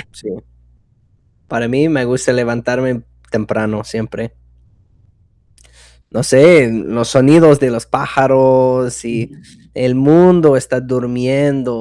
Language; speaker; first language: Spanish; non-native, fluent; English